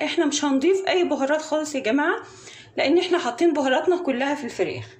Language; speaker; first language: Arabic; native; Arabic